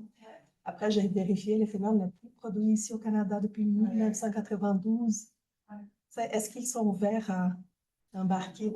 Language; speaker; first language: French; native; French